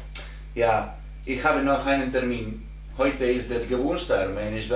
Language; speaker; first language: German; non-native, learner; Spanish